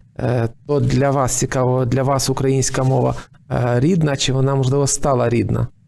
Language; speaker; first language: Ukrainian; native; Ukrainian